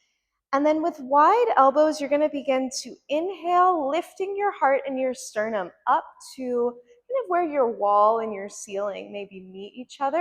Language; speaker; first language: English; native; English